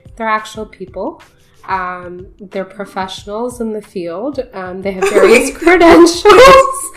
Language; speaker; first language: English; early bilingual, other home language; Urdu